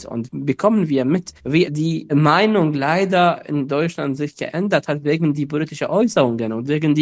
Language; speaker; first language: German; non-native, fluent; Arabic